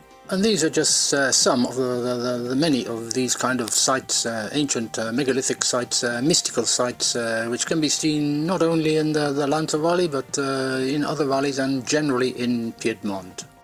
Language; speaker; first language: English; native; English